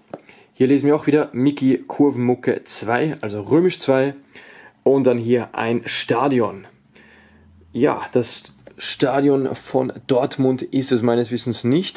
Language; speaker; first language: German; native; German